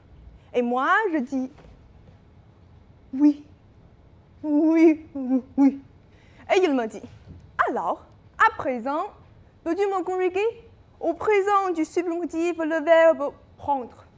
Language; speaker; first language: French; non-native, fluent; Chinese